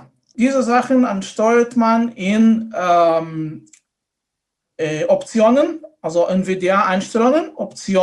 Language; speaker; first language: German; non-native, fluent; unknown